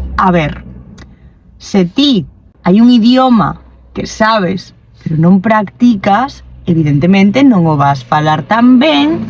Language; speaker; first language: Galician; non-native, local second language; Spanish